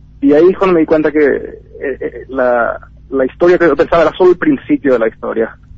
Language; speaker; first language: Spanish; early bilingual, heritage; Spanish